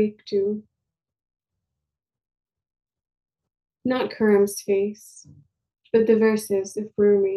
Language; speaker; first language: English; non-native, local second language; Urdu